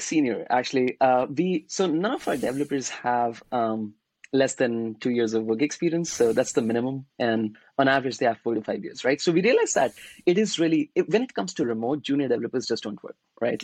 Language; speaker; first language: English; non-native, local second language; Hindi